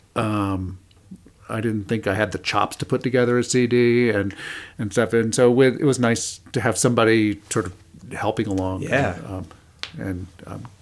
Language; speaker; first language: English; native; English